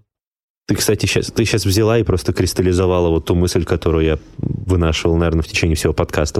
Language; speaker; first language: Russian; native; Russian